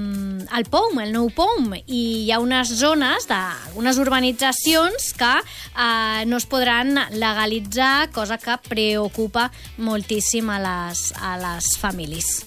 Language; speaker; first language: Catalan; native; Catalan